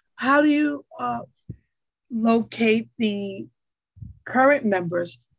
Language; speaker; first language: English; native; English